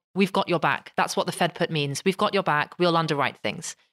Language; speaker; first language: English; native; English